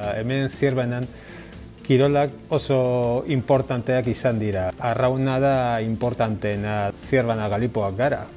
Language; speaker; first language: Basque; non-native, local second language; Spanish